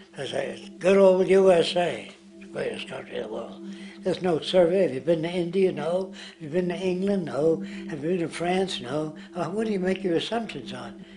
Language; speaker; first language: English; native; English